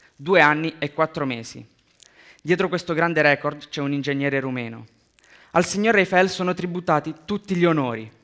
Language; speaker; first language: Italian; early bilingual, other home language; Romanian